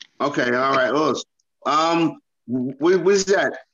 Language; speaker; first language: English; native; English